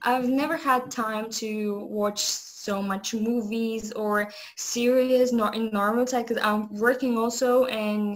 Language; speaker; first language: English; non-native, learner; Azerbaijani